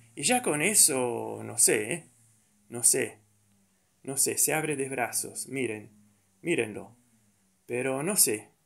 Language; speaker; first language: Spanish; non-native, fluent; Italian